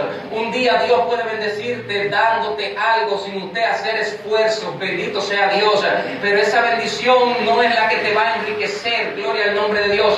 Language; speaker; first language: Spanish; native; Spanish